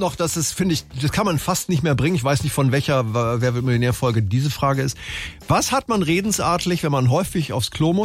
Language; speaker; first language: German; native; German